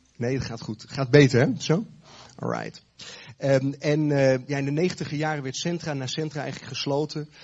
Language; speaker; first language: Dutch; early bilingual, heritage; Dutch